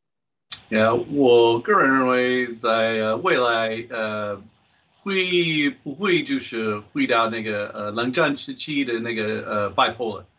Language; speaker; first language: Chinese; non-native, fluent; English